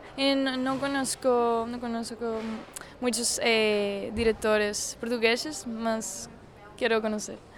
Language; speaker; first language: Portuguese; non-native, learner; Spanish